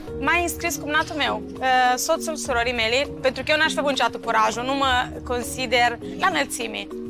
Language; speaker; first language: Romanian; early bilingual, heritage; Romanian